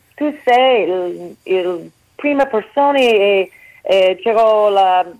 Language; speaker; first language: Italian; non-native, learner; English